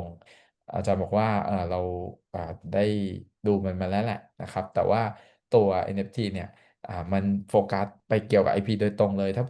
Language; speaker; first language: Thai; native; Thai